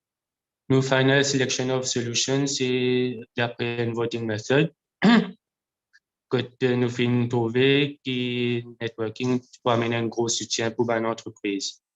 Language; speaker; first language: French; non-native, local second language; Morisyen